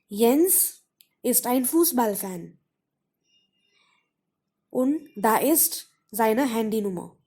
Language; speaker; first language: German; non-native, fluent; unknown